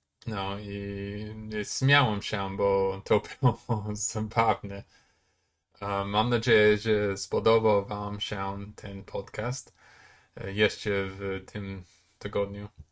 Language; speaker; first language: Polish; non-native, fluent; English